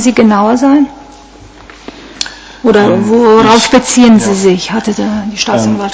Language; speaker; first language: German; non-native, fluent; Italian